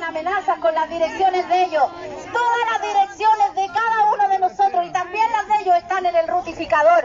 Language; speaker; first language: Spanish; native; Spanish